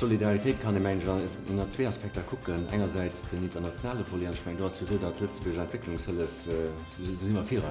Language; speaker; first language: German; non-native, local second language; Luxembourgish